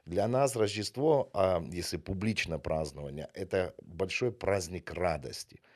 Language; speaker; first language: Russian; non-native, local second language; Ukrainian